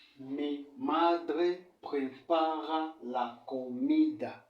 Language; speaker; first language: Spanish; non-native, fluent; French